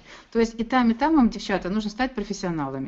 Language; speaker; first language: Russian; native; Russian